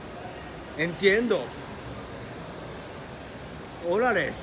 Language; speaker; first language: Spanish; non-native, learner; Japanese